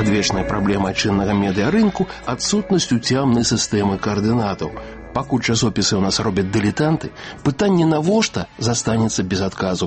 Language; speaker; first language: Belarusian; native; Belarusian